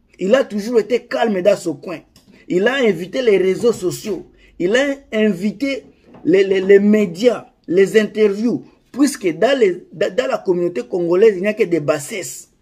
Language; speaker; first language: French; non-native, local second language; Lingala